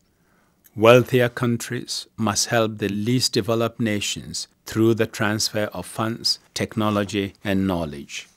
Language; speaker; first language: English; non-native, local second language; Akan